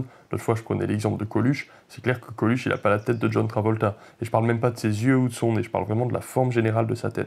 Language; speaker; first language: French; native; French